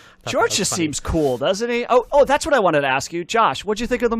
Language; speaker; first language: English; native; English